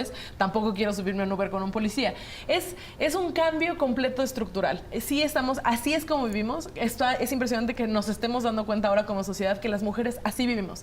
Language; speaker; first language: Spanish; native; Spanish